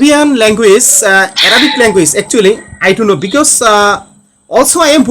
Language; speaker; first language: English; non-native, learner; Bangla